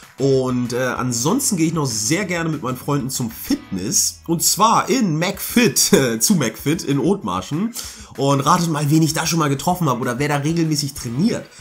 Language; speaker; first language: German; early bilingual, heritage; German